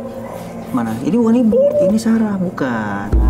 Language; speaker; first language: Indonesian; native; Indonesian